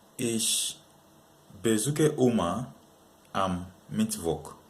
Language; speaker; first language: German; non-native, learner; Yoruba